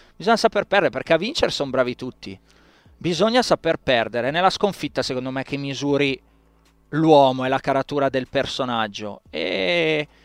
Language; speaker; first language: Italian; native; Italian